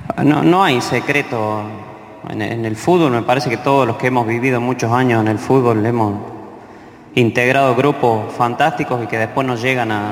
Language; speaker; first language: Spanish; native; Spanish